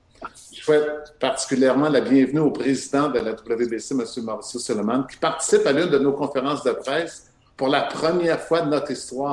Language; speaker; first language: French; native; French